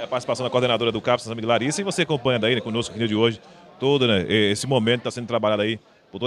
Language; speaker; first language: Portuguese; native; Portuguese